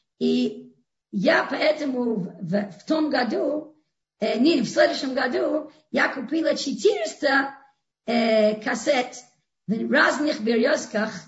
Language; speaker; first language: Russian; non-native, fluent; English